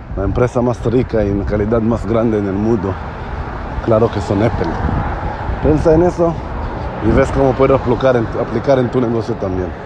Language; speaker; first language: Spanish; non-native, fluent; Hebrew